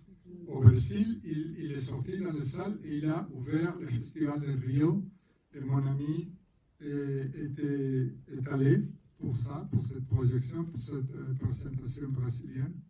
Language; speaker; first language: French; non-native, fluent; Spanish